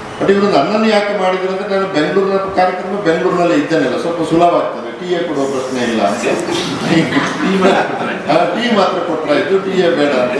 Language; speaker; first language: Kannada; non-native, local second language; Tulu